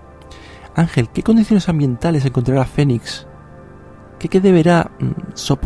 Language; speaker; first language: Spanish; native; Spanish